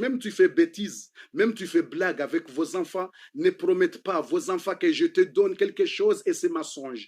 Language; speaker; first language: French; non-native, learner; Comorian